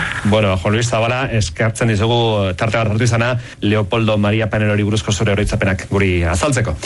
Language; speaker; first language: Basque; native; Basque